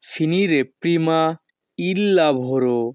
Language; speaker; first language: Italian; non-native, fluent; Bangla